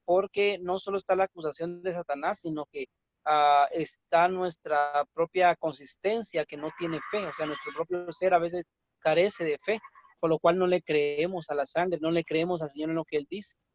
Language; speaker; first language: Spanish; native; Spanish